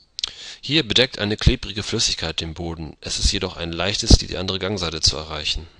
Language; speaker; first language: German; native; German